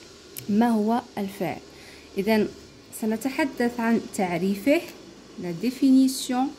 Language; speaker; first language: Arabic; native; Arabic